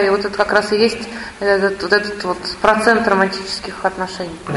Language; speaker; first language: Russian; native; Russian